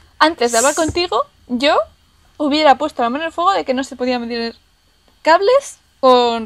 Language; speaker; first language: Spanish; native; Spanish